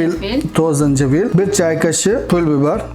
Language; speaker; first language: Turkish; non-native, learner; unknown